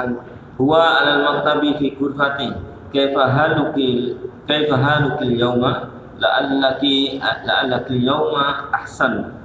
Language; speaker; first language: Arabic; non-native, learner; Indonesian